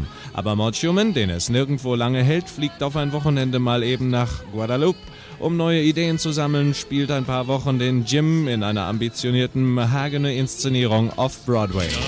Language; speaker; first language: German; native; German